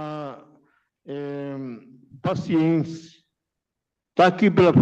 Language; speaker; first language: Portuguese; non-native, local second language; Yanomámi